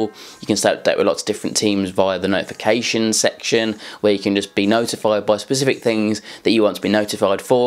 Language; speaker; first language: English; native; English